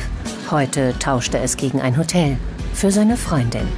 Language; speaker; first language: German; native; German